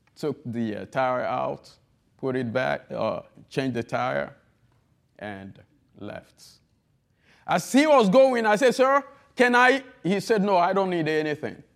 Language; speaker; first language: English; non-native, fluent; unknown